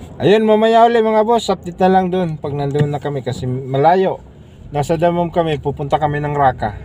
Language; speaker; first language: Filipino; non-native, local second language; Cebuano